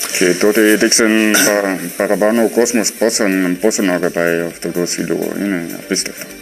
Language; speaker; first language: Greek; non-native, fluent; German